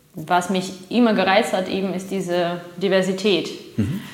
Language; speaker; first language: German; non-native, fluent; Russian